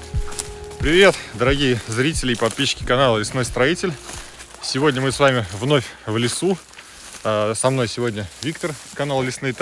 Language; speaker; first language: Russian; native; Russian